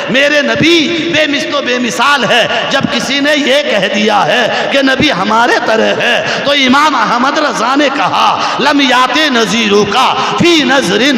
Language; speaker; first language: Urdu; non-native, local second language; Bangla